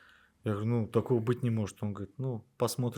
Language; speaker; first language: Russian; native; Russian